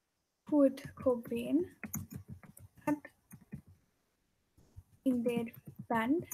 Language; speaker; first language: German; non-native, fluent; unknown